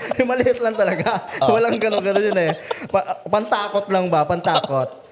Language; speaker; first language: Filipino; native; Filipino